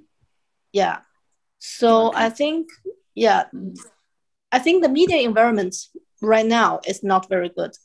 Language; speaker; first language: English; non-native, fluent; Chinese